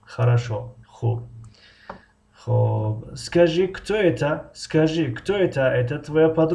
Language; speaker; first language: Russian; non-native, fluent; Tajik